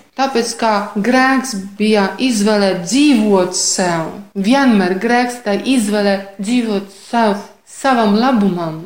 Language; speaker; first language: Latvian; non-native, fluent; Polish